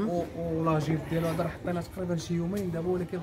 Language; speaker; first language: Arabic; native; Arabic